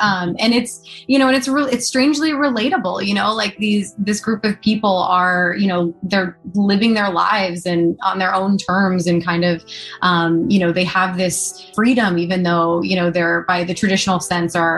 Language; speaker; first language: English; native; English